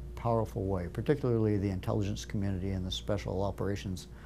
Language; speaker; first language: English; native; English